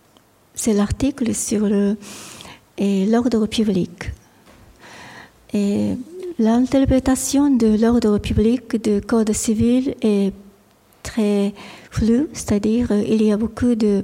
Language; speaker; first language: French; non-native, fluent; Japanese